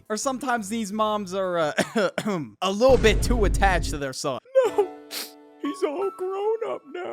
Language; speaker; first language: English; native; English